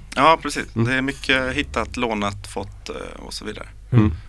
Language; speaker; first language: Swedish; native; Swedish